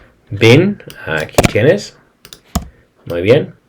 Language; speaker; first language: Spanish; non-native, learner; English